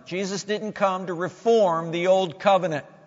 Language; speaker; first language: English; native; English